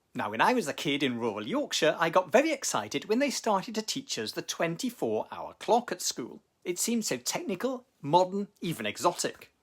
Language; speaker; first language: English; native; English